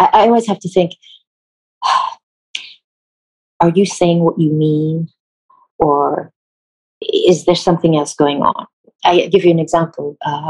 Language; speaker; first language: English; non-native, fluent; Hebrew